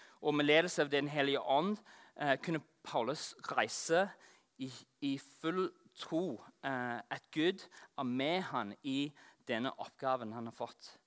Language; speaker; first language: Norwegian; non-native, fluent; English